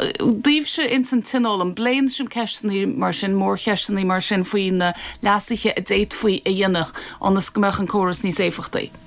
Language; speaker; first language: Irish; native; Irish